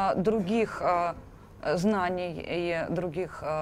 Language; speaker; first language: Russian; native; Russian